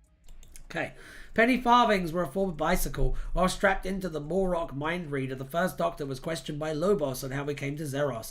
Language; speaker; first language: English; native; English